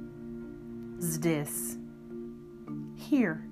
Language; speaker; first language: Russian; non-native, learner; English